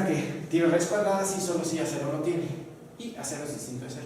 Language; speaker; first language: Spanish; native; Spanish